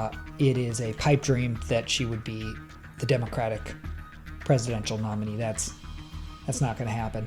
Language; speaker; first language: English; native; English